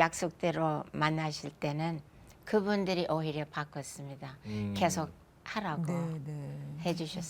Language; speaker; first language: Korean; non-native, fluent; English